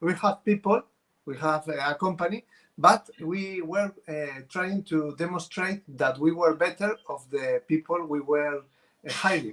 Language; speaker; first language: English; non-native, fluent; Spanish